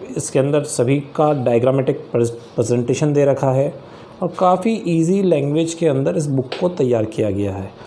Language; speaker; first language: Hindi; native; Hindi